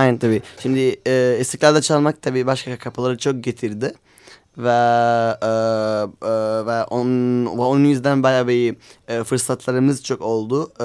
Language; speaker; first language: Turkish; non-native, learner; Arabic